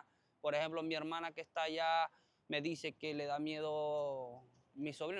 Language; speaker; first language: Spanish; native; Spanish